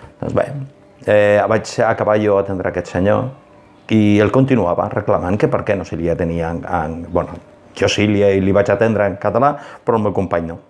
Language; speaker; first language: Catalan; non-native, local second language; Spanish